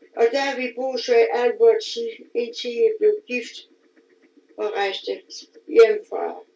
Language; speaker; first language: Danish; native; Danish